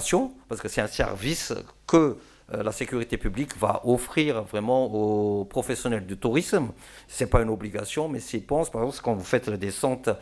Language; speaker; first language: French; non-native, local second language; Malagasy